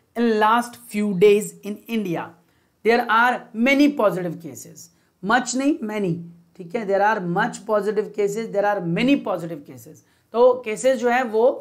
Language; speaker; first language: Hindi; native; Hindi